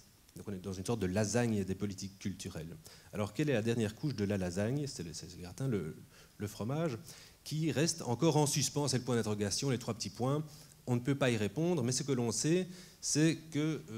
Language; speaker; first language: French; native; French